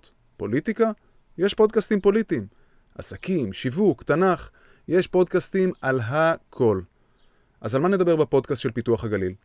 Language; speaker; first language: Hebrew; native; Hebrew